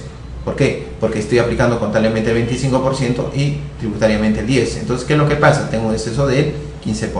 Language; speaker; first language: Spanish; native; Spanish